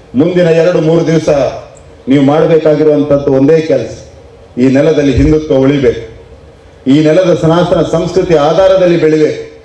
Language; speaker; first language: Kannada; non-native, local second language; Tulu